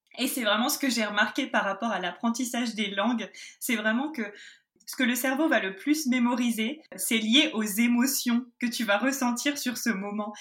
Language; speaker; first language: French; native; French